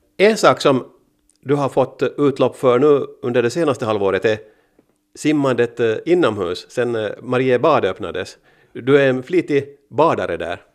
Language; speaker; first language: Swedish; native; Swedish